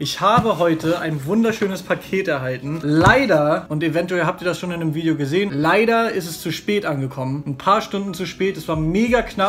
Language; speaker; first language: German; native; German